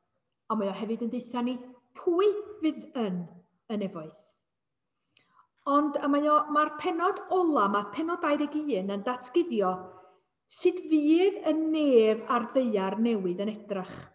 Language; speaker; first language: Welsh; native; Welsh